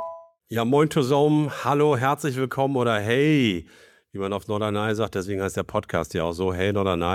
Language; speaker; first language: German; native; German